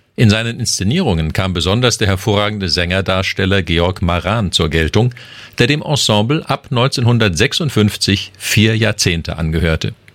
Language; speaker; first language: German; native; German